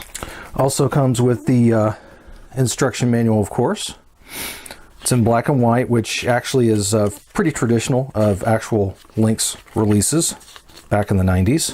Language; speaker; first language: English; native; English